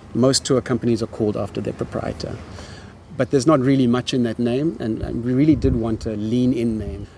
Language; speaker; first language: English; native; English